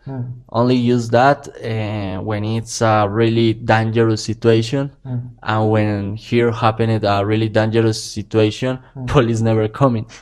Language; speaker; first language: English; non-native, learner; Spanish